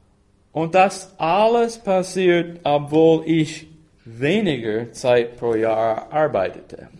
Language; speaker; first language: German; non-native, fluent; English